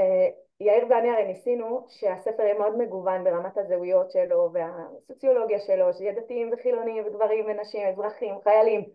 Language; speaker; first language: Hebrew; native; Hebrew